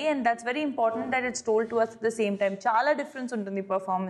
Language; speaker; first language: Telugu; non-native, fluent; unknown